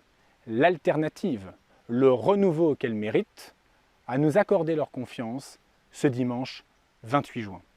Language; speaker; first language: French; native; French